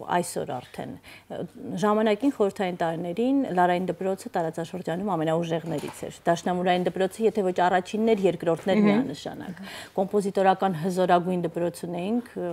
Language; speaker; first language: Armenian; native; Armenian